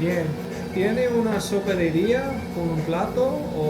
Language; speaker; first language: Spanish; non-native, learner; English